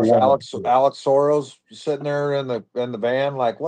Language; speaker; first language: English; native; English